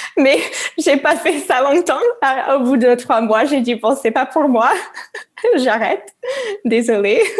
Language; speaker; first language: French; non-native, fluent; English